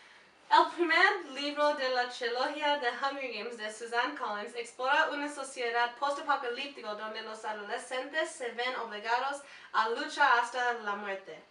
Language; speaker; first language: Spanish; non-native, learner; English